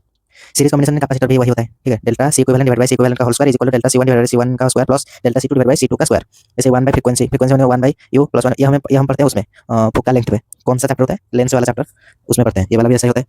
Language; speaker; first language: Hindi; native; Hindi